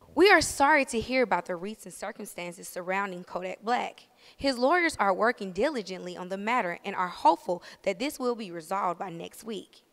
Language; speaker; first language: English; native; English